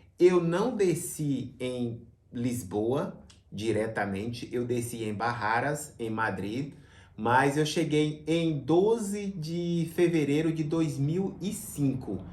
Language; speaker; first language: Portuguese; native; Portuguese